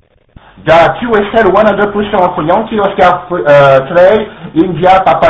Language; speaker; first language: Romanian; non-native, learner; French